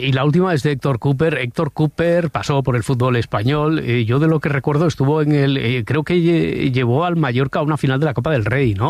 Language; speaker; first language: Spanish; native; Spanish